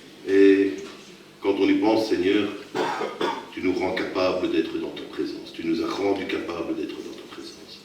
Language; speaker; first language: French; native; French